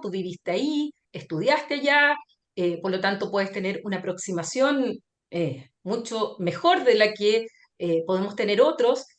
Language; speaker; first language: Spanish; native; Spanish